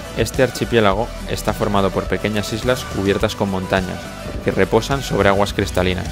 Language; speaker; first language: Spanish; native; Spanish